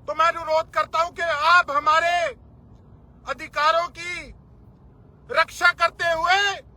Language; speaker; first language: Hindi; non-native, local second language; Punjabi